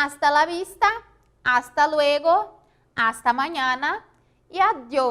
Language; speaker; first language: Spanish; non-native, fluent; Portuguese